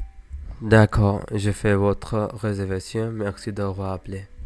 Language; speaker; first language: French; non-native, learner; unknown